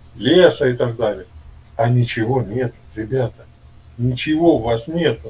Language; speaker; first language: Russian; native; Russian